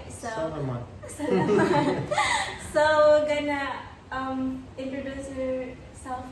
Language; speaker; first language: English; non-native, local second language; Filipino